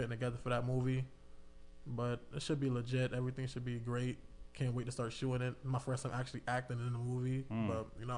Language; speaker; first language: English; native; English